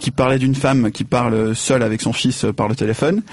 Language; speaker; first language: French; non-native, fluent; Spanish